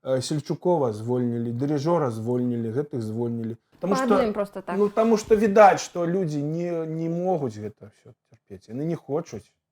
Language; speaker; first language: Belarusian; native; Belarusian